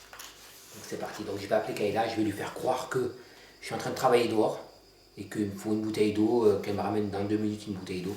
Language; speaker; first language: French; native; French